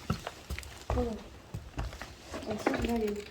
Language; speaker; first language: French; native; French